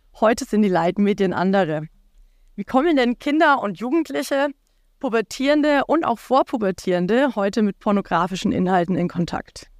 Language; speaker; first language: German; native; German